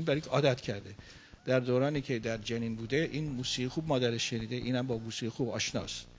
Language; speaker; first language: Persian; native; Persian